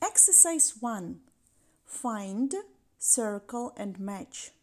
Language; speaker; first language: English; non-native, fluent; Ukrainian